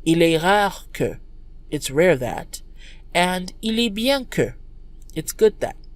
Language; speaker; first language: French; non-native, fluent; English